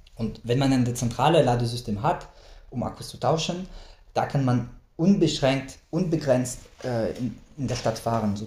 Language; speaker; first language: German; non-native, fluent; French